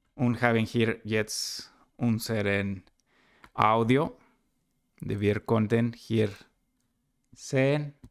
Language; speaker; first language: German; non-native, learner; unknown